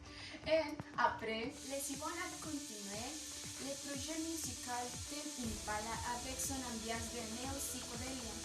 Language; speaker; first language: French; non-native, learner; Spanish